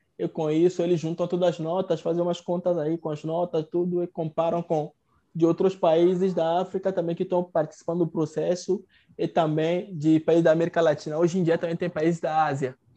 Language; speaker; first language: Portuguese; non-native, fluent; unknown